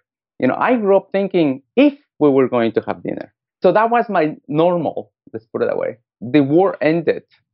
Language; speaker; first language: English; non-native, fluent; Spanish